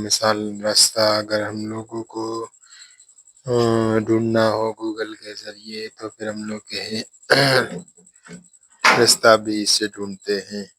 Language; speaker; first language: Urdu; non-native, local second language; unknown